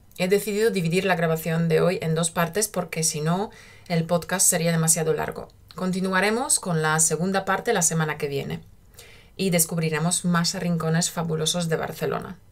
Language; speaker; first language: Spanish; native; Spanish